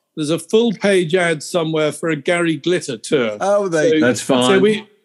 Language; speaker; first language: English; native; English